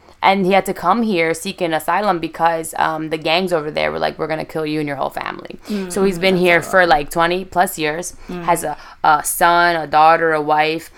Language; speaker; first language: English; early bilingual, other home language; Spanish